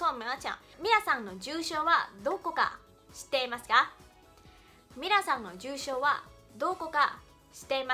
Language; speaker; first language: Japanese; non-native, fluent; Chinese